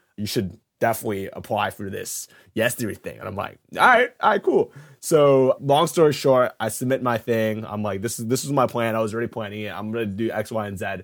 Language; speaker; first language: English; native; English